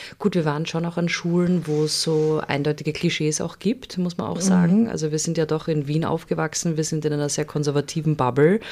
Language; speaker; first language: German; native; German